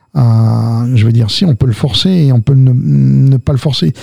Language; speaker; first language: French; early bilingual, other home language; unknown